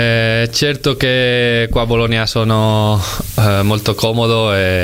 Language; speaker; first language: Italian; non-native, fluent; Spanish